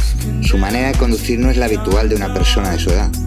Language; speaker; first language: Spanish; native; Spanish